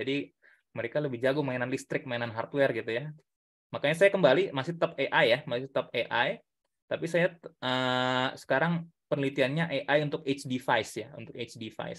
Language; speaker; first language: Indonesian; native; Indonesian